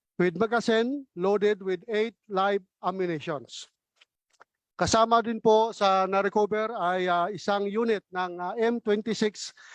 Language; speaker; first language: Filipino; non-native, local second language; Hiligaynon